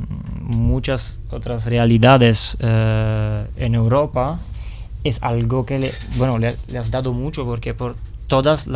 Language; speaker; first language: Spanish; non-native, fluent; Italian